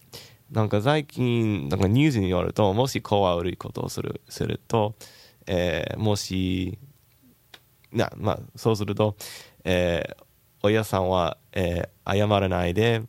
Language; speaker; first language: Japanese; non-native, learner; English